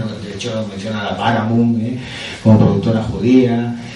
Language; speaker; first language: Spanish; native; Spanish